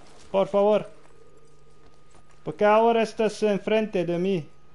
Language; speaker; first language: Spanish; non-native, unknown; Dutch